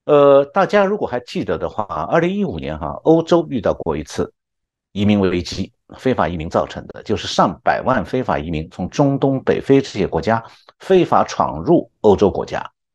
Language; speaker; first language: Chinese; native; Chinese